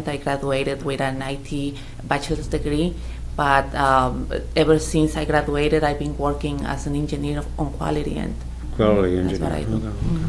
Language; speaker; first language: English; non-native, fluent; Spanish